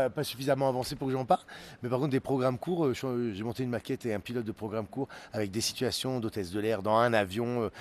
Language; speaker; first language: French; native; French